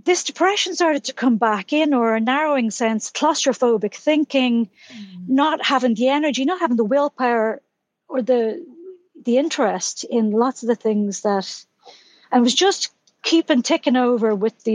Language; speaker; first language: English; native; English